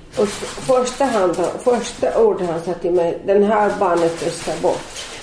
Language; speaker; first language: Swedish; non-native, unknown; Arabic